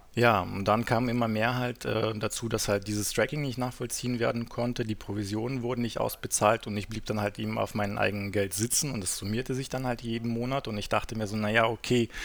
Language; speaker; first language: German; native; German